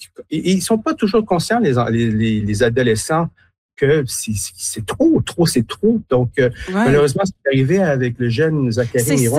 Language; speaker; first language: French; native; French